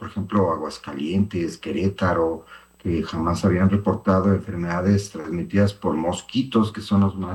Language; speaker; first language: Spanish; native; Spanish